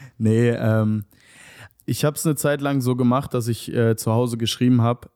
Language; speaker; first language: German; native; German